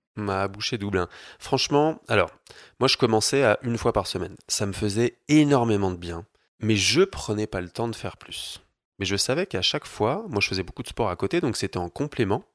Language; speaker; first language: French; native; French